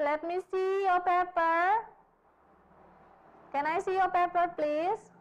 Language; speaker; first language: English; non-native, fluent; Indonesian